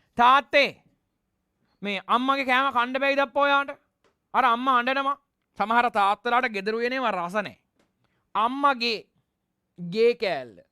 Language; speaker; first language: Sinhala; non-native, local second language; Tamil